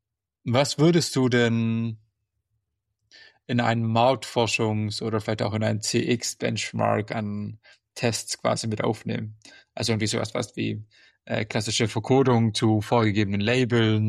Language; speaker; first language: German; native; German